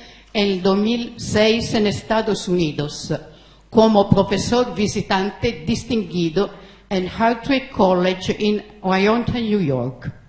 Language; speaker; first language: Spanish; non-native, fluent; Italian